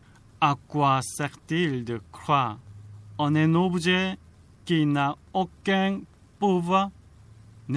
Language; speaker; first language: French; non-native, fluent; Korean